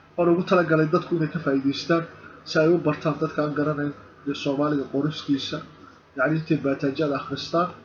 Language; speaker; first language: Somali; native; Somali